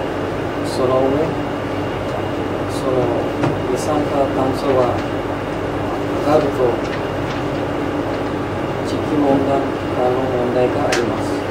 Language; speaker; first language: Japanese; non-native, learner; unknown